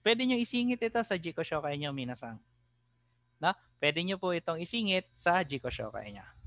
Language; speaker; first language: Filipino; native; Filipino